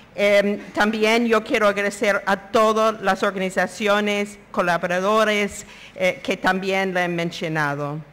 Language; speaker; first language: Spanish; non-native, fluent; English